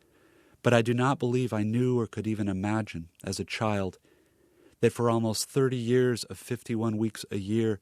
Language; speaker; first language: English; native; English